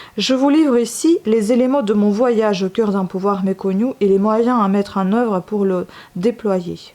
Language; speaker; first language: French; non-native, fluent; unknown